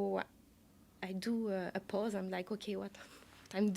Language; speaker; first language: English; non-native, learner; French